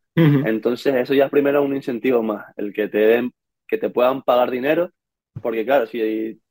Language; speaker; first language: Spanish; native; Spanish